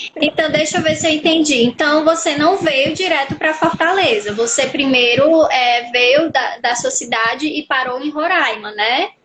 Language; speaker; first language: Portuguese; native; Portuguese